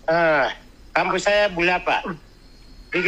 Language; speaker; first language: Indonesian; non-native, local second language; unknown